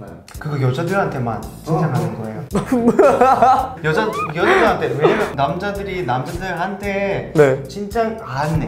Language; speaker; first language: Korean; non-native, fluent; Portuguese